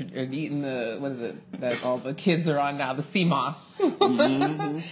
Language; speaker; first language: English; native; English